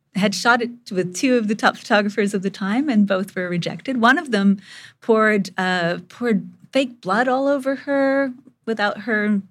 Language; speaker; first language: English; early bilingual, other home language; Bangla